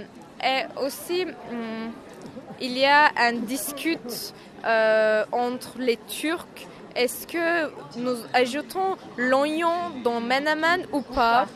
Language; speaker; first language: French; non-native, learner; Turkish